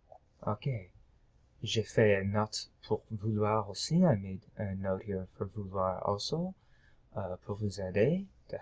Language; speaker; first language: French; non-native, local second language; English